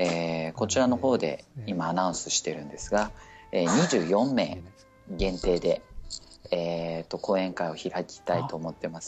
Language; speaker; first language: Japanese; native; Japanese